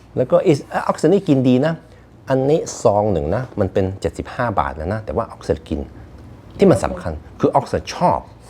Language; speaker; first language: Thai; non-native, fluent; Norwegian